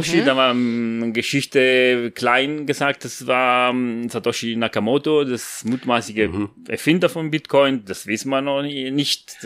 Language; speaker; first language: German; non-native, fluent; Italian